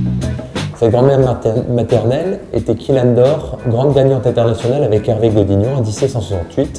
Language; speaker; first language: French; native; French